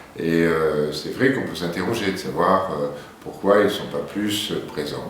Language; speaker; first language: French; native; French